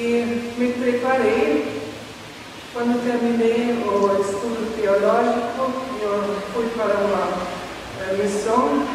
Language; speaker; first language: Portuguese; non-native, fluent; German